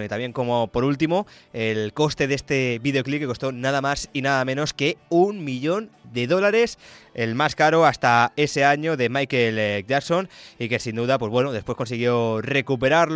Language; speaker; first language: Spanish; native; Spanish